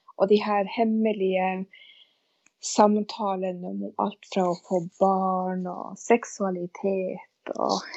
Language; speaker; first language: Swedish; non-native, fluent; Northern Sami